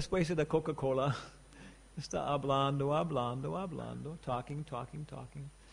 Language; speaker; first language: Spanish; non-native, learner; English